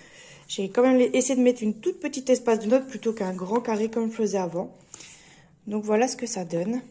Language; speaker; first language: French; native; French